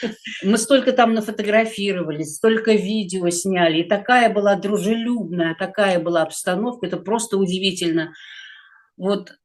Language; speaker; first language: Russian; native; Russian